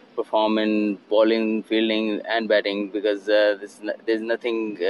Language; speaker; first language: English; non-native, local second language; Hindi